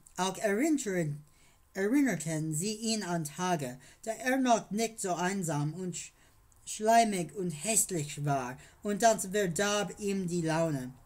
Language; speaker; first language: German; non-native, learner; English